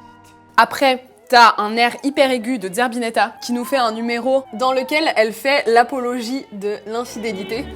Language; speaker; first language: French; native; French